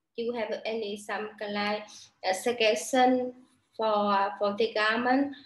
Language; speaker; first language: English; non-native, learner; Vietnamese